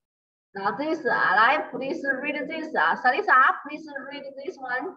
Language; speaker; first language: English; non-native, learner; Chinese